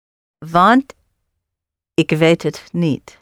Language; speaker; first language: Dutch; non-native, learner; English